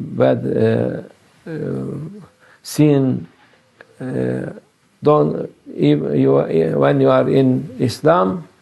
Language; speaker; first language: English; non-native, learner; Turkish